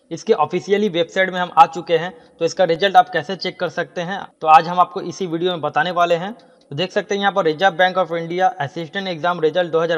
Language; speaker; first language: Hindi; non-native, local second language; Bangla